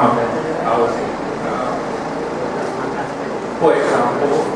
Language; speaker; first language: English; non-native, learner; Japanese